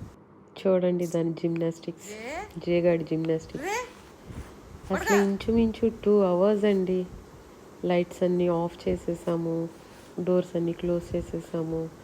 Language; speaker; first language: Telugu; native; Telugu